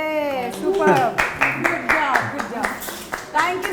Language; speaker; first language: Telugu; native; Telugu